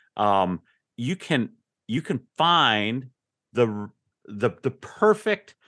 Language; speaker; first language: English; native; English